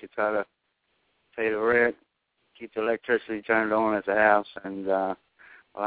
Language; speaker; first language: English; native; English